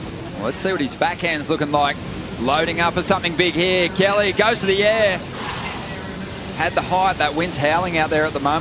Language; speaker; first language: English; native; English